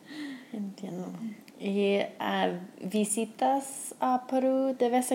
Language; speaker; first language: Spanish; non-native, fluent; English